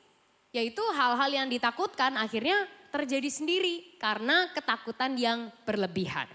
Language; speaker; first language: Indonesian; native; Indonesian